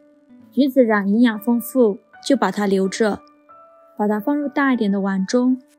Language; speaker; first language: Chinese; native; Chinese